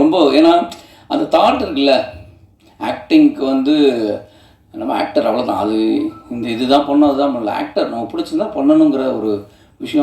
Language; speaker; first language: Tamil; native; Tamil